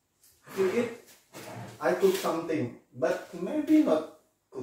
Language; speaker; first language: English; non-native, learner; Indonesian